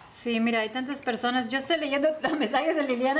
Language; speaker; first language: Spanish; native; Spanish